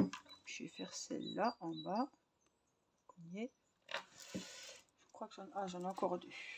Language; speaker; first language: French; native; French